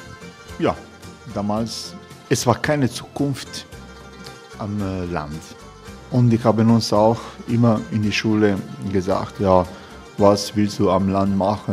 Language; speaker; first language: German; non-native, learner; Croatian